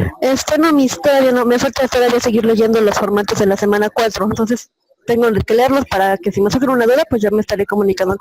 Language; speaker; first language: Spanish; native; Spanish